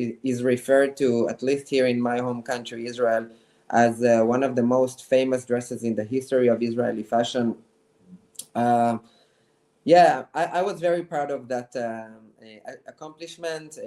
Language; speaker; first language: English; non-native, fluent; Hebrew